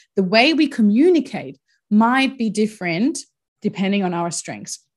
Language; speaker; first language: English; non-native, fluent; German